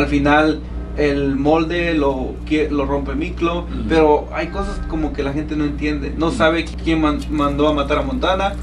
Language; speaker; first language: Spanish; native; Spanish